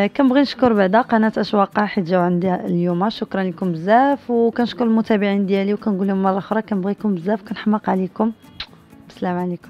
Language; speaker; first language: Arabic; native; Arabic